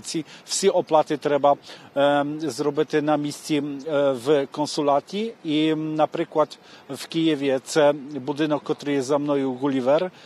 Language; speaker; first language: Ukrainian; non-native, fluent; Polish